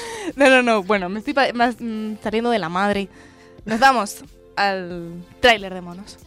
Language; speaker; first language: Spanish; native; Spanish